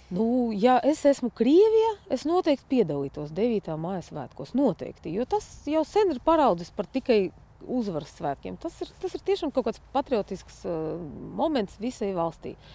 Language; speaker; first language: Latvian; non-native, fluent; Russian